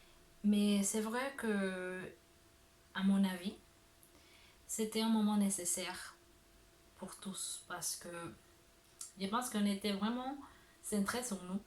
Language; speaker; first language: French; non-native, learner; Spanish